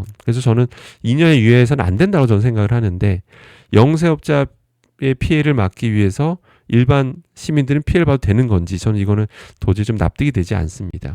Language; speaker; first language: Korean; native; Korean